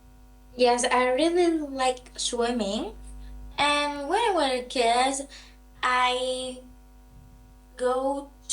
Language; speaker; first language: English; non-native, learner; Vietnamese